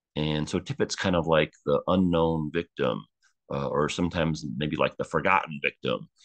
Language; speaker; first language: English; native; English